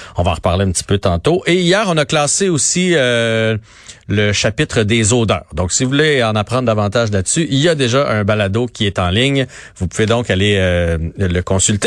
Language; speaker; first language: French; native; French